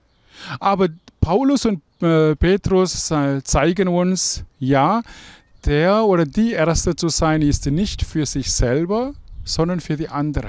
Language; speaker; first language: German; non-native, fluent; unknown